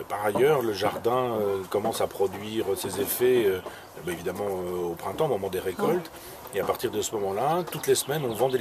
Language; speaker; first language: French; native; French